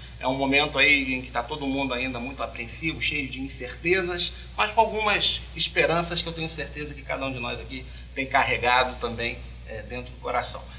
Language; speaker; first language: Portuguese; native; Portuguese